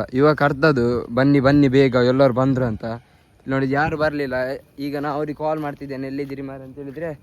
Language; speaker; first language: Kannada; non-native, local second language; Tulu